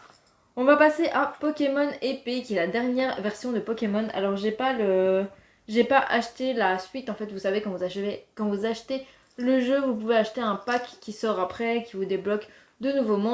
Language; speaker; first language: French; native; French